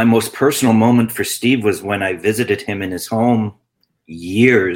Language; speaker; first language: English; native; English